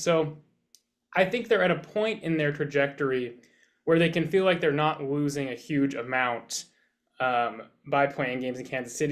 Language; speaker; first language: English; native; English